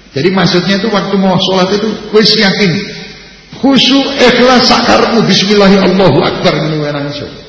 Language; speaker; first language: Indonesian; native; Indonesian